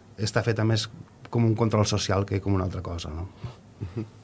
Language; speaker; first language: Catalan; native; Catalan